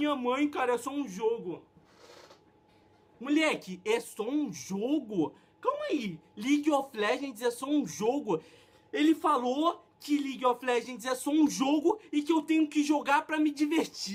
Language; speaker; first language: Portuguese; native; Portuguese